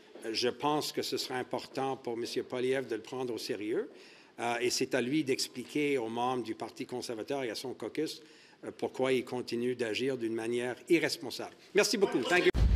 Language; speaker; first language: French; early bilingual, heritage; French